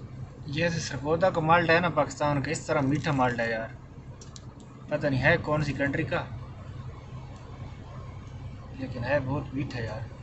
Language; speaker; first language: Hindi; non-native, local second language; Punjabi